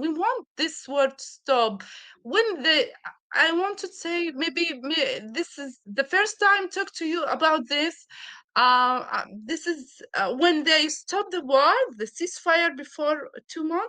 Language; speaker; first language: English; non-native, learner; Arabic